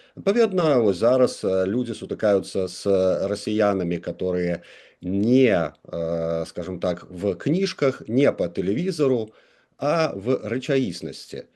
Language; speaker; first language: Belarusian; non-native, local second language; Russian